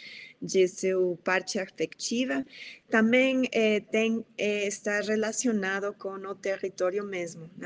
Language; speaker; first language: Portuguese; non-native, fluent; Spanish